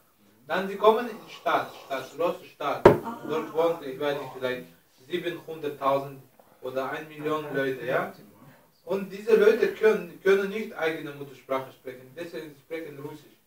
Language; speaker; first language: German; non-native, learner; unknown